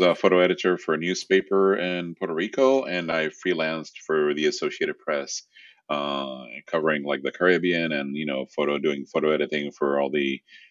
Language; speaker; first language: English; non-native, fluent; Spanish